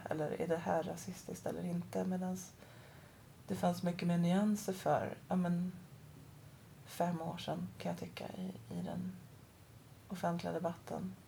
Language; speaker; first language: Swedish; early bilingual, other home language; Persian